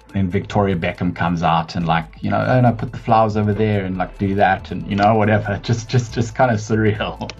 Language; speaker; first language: English; native; English